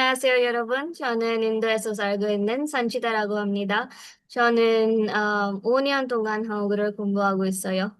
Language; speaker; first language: Korean; non-native, learner; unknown